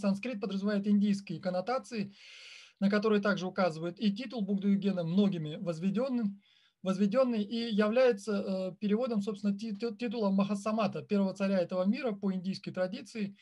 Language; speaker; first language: Russian; native; Russian